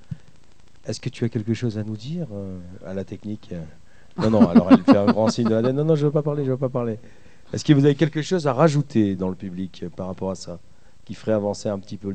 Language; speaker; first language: French; native; French